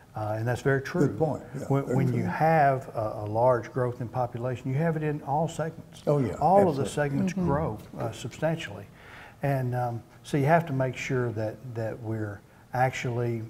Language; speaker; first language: English; native; English